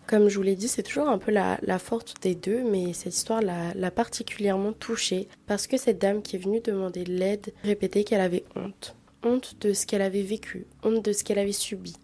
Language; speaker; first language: French; native; French